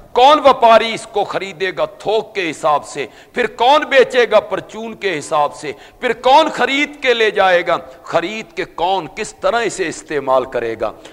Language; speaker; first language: Urdu; non-native, local second language; Punjabi